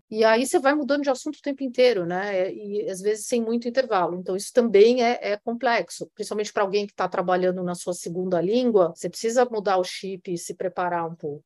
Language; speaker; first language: Portuguese; native; Portuguese